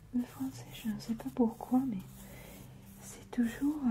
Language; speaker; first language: French; non-native, fluent; Italian